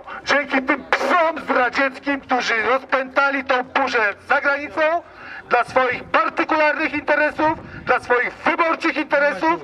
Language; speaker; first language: Polish; native; Polish